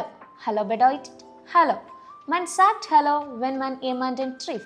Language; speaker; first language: German; non-native, fluent; Malayalam